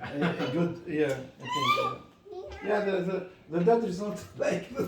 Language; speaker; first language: English; non-native, learner; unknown